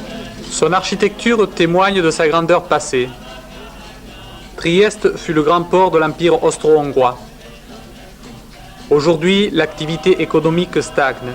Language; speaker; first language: French; native; French